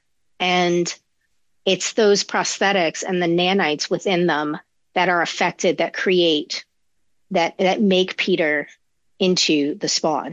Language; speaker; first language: English; native; English